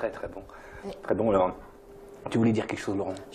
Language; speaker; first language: French; native; French